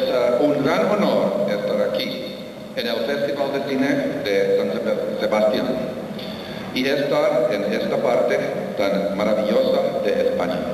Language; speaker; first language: Spanish; non-native, fluent; Finnish